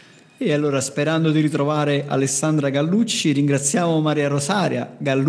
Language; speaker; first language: Italian; native; Italian